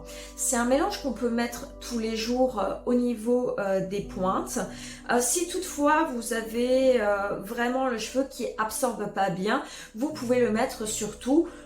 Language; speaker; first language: French; native; French